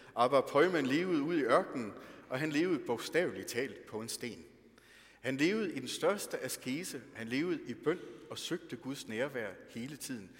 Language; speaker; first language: Danish; native; Danish